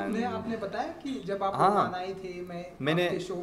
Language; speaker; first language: Hindi; native; Hindi